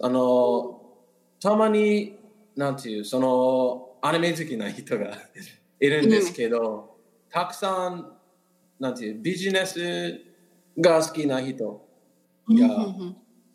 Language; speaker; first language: Japanese; non-native, learner; English